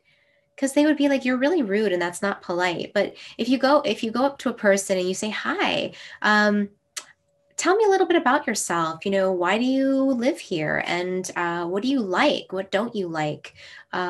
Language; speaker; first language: English; native; English